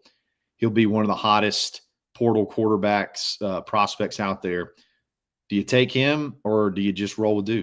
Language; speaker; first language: English; native; English